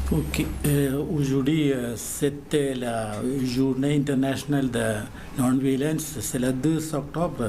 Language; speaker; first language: French; non-native, learner; Malayalam